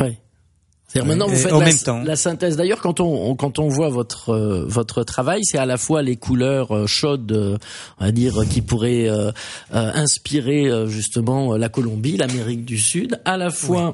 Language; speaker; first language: French; native; French